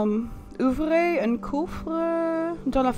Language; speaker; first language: French; non-native, learner; English